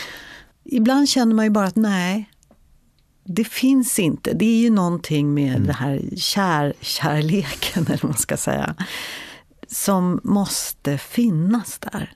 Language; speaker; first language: Swedish; native; Swedish